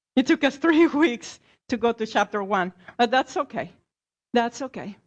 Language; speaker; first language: English; non-native, fluent; Spanish